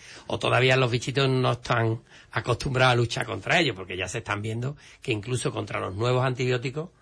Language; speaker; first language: Spanish; native; Spanish